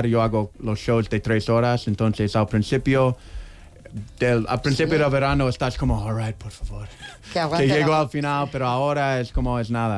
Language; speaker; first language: Spanish; non-native, learner; English